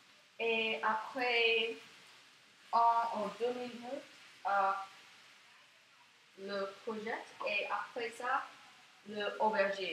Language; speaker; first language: French; non-native, learner; English